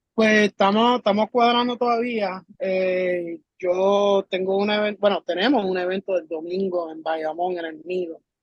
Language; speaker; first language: Spanish; early bilingual, heritage; Spanish